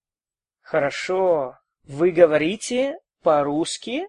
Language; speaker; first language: Russian; non-native, fluent; English